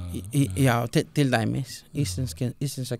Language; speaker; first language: Icelandic; non-native, learner; Spanish